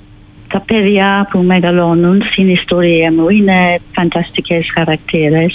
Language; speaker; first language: Greek; non-native, fluent; English